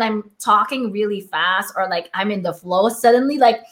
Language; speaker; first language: English; non-native, local second language; Filipino